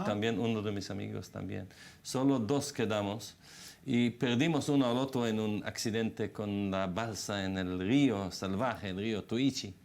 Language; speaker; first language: Spanish; non-native, fluent; Hebrew